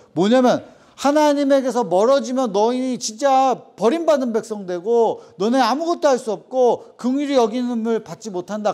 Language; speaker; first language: Korean; native; Korean